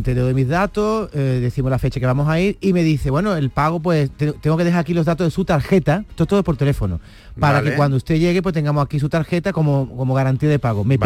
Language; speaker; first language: Spanish; native; Spanish